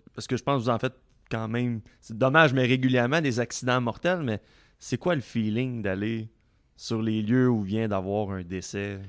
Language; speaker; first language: French; native; French